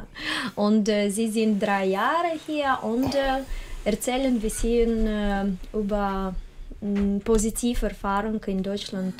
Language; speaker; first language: German; non-native, learner; Russian